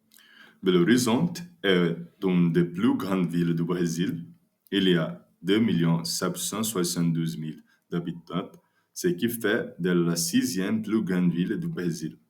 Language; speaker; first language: French; non-native, learner; Portuguese